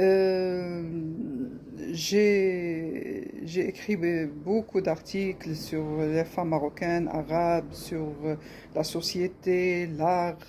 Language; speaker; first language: French; non-native, local second language; Arabic